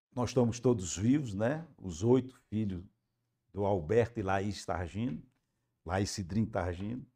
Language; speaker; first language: Portuguese; native; Portuguese